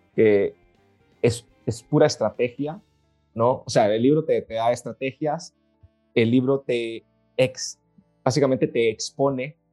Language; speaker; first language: Spanish; native; Spanish